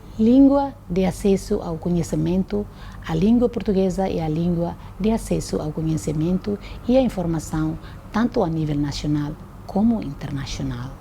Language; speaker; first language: Portuguese; non-native, local second language; Tetum